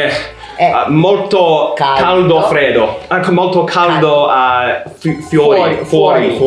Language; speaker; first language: Italian; non-native, learner; English